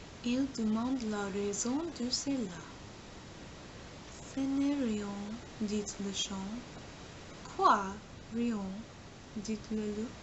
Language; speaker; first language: French; non-native, learner; English